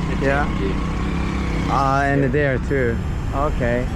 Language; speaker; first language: English; non-native, learner; Japanese